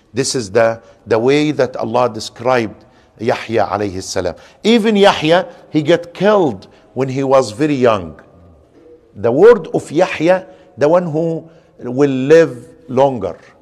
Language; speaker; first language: English; non-native, fluent; Arabic